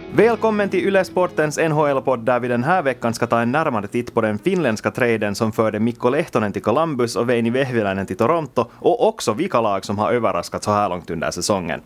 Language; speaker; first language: Swedish; native; Swedish